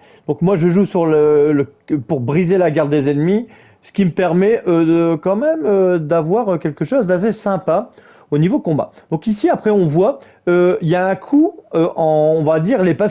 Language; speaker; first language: French; native; French